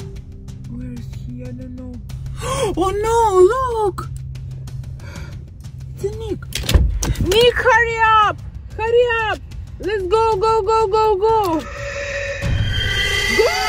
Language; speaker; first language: English; non-native, learner; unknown